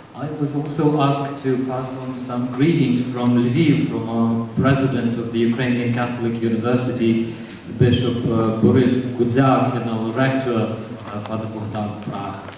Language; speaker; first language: English; non-native, fluent; Ukrainian